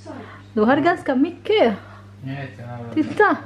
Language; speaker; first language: Swedish; non-native, learner; Indonesian